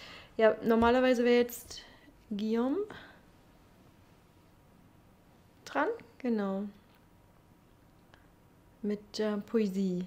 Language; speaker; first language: German; native; German